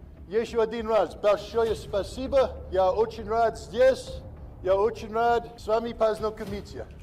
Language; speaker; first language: Russian; non-native, learner; English